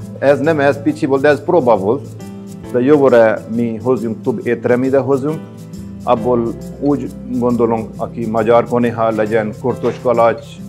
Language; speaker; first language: Hungarian; non-native, learner; Urdu